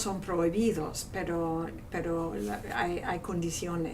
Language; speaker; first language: Spanish; non-native, fluent; English